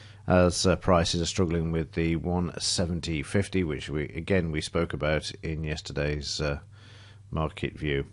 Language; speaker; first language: English; native; English